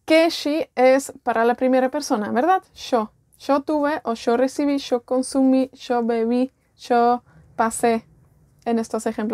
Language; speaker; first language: Spanish; non-native, fluent; Welsh